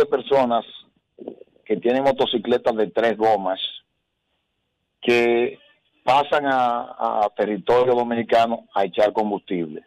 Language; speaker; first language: Spanish; native; Spanish